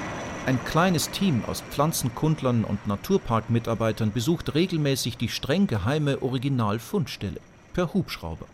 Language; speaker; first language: German; native; German